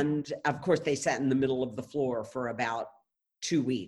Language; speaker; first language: English; native; English